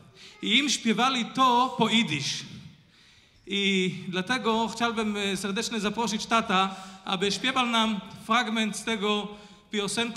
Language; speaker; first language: Polish; non-native, fluent; Hebrew